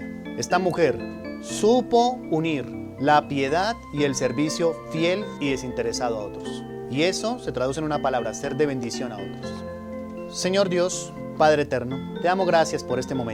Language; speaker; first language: Spanish; native; Spanish